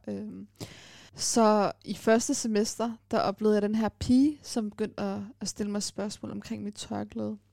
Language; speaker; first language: Danish; early bilingual, other home language; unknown